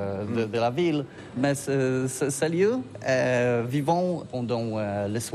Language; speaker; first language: French; non-native, learner; Polish